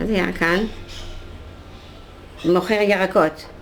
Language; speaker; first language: Hebrew; non-native, fluent; Dutch